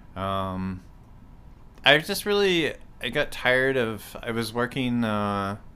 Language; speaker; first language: English; native; English